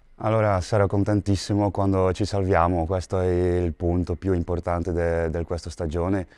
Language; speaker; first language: Italian; non-native, fluent; Dutch